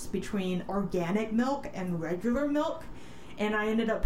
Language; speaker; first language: English; native; English